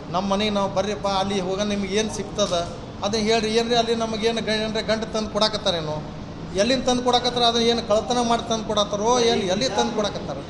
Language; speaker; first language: Kannada; non-native, local second language; Lambadi